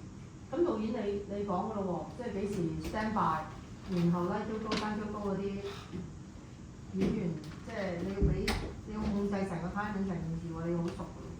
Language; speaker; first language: Cantonese; native; Cantonese